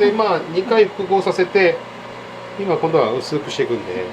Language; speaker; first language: Japanese; native; Japanese